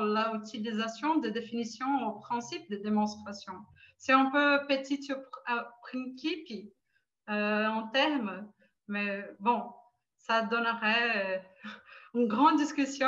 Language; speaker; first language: French; non-native, fluent; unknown